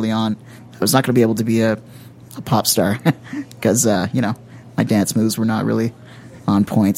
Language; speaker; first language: English; native; English